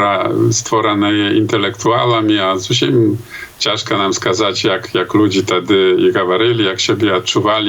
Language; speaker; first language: Polish; non-native, local second language; Belarusian